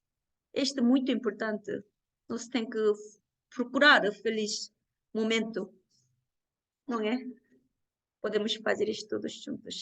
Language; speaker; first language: Portuguese; non-native, learner; Korean